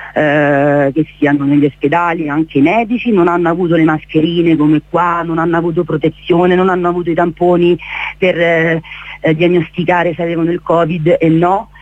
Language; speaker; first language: Italian; native; Italian